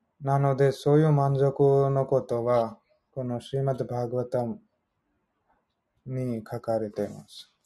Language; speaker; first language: Japanese; non-native, learner; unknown